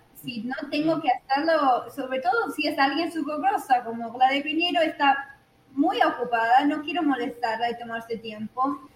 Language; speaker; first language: Spanish; non-native, fluent; English